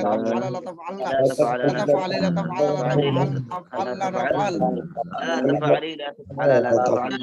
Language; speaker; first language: Arabic; non-native, learner; Bangla